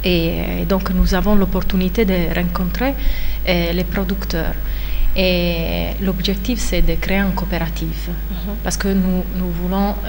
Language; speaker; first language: French; non-native, fluent; Italian